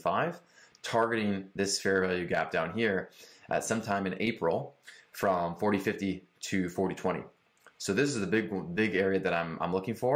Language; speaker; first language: English; native; English